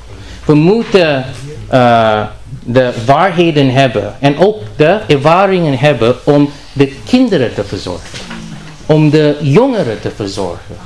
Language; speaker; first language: Dutch; non-native, learner; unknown